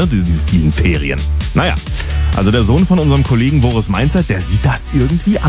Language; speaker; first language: German; native; German